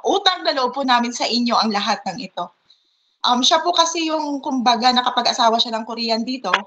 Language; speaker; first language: Filipino; non-native, local second language; Hiligaynon